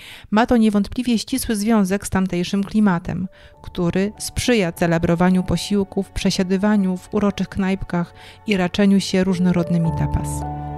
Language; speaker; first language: Polish; native; Polish